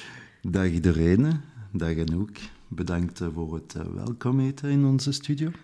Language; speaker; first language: Dutch; non-native, local second language; French